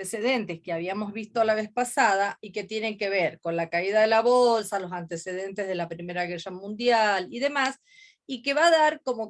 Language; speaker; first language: Spanish; native; Spanish